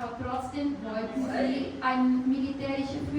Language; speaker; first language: German; non-native, fluent; Portuguese